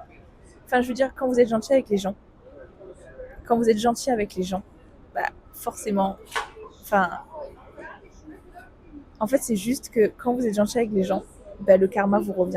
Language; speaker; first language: French; native; French